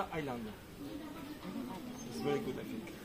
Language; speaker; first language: English; non-native, learner; French